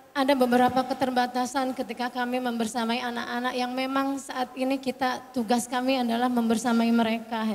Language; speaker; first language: Indonesian; native; Indonesian